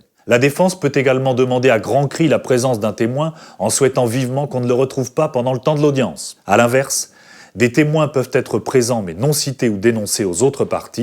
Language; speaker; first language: French; native; French